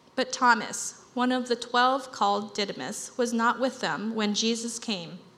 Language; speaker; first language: English; early bilingual, other home language; Khmer